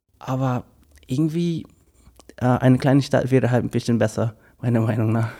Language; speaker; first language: German; non-native, fluent; English